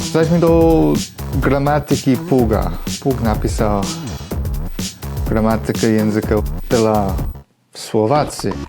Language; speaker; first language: Polish; non-native, fluent; English